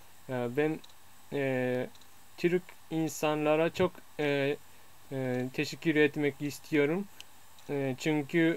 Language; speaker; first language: Turkish; non-native, learner; Japanese